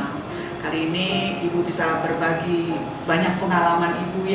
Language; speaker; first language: Indonesian; native; Indonesian